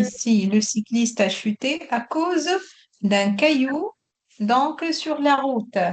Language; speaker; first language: French; non-native, local second language; Arabic